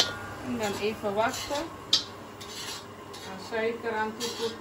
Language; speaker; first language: Dutch; non-native, local second language; Caribbean Hindustani